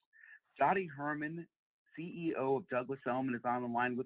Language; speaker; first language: English; native; English